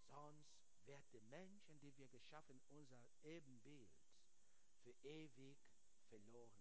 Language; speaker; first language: German; non-native, learner; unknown